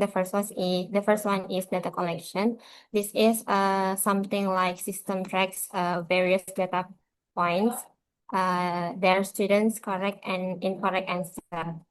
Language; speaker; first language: English; non-native, learner; Indonesian